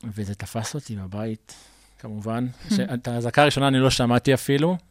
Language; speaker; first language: Hebrew; native; Hebrew